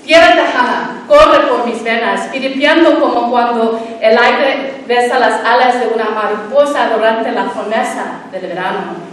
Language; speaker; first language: Spanish; early bilingual, heritage; Spanish